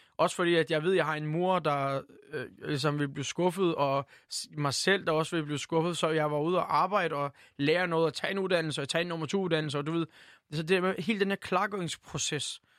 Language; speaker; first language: Danish; early bilingual, other home language; Turkish